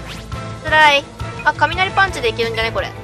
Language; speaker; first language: Japanese; native; Japanese